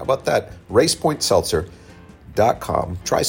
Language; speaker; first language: English; native; English